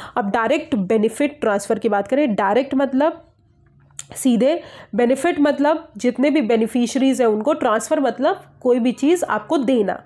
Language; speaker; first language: Hindi; native; Hindi